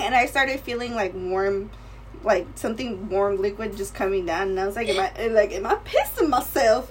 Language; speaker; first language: English; early bilingual, other home language; Spanish